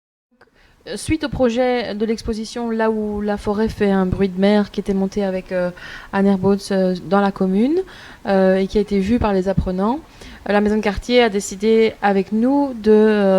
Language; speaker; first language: French; native; French